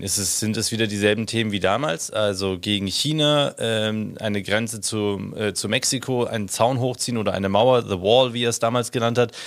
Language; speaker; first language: German; native; German